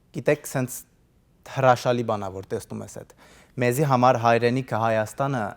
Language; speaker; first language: Armenian; early bilingual, heritage; Armenian